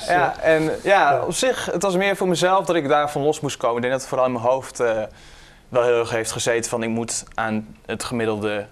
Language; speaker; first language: Dutch; native; Dutch